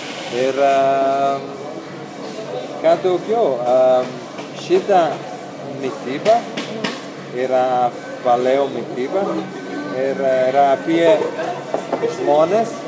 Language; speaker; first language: Lithuanian; non-native, learner; Italian